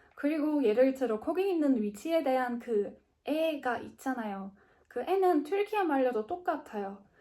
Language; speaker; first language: Korean; non-native, fluent; Turkish